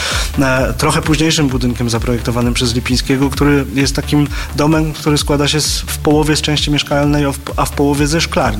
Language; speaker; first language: Polish; native; Polish